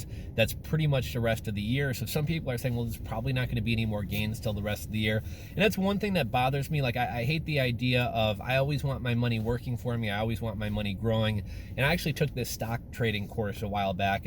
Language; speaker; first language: English; native; English